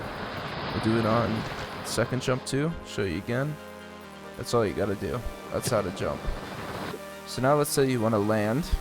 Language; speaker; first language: English; native; English